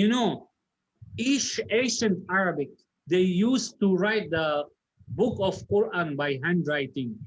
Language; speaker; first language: English; non-native, learner; Arabic